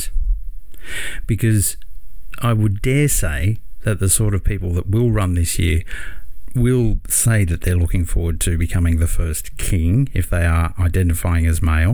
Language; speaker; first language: English; native; English